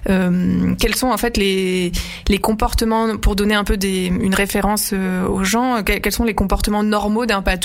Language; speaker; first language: French; native; French